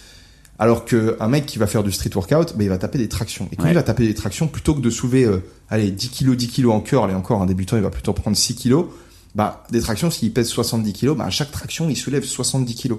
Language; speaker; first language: French; native; French